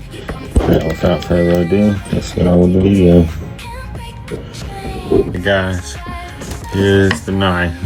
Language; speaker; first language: English; native; English